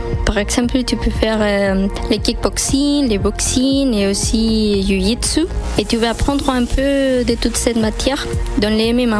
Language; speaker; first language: French; non-native, fluent; Spanish